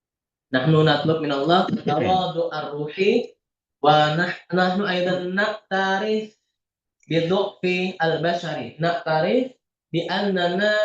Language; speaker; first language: Arabic; non-native, fluent; Indonesian